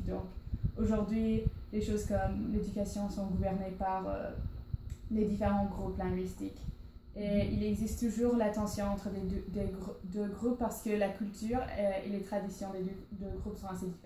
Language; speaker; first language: French; non-native, learner; English